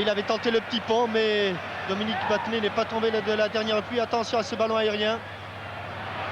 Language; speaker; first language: French; native; French